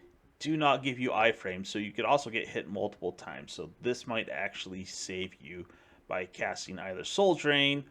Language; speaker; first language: English; native; English